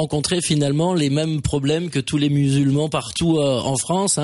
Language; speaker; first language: French; native; French